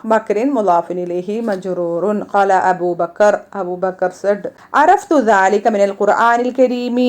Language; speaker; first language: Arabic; non-native, fluent; Malayalam